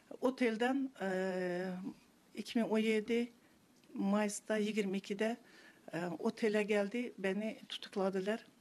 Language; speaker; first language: Turkish; non-native, learner; Kazakh